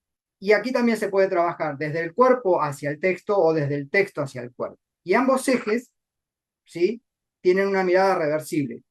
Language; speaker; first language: Spanish; native; Spanish